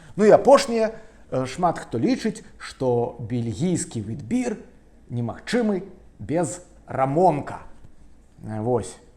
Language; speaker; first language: Belarusian; non-native, local second language; Russian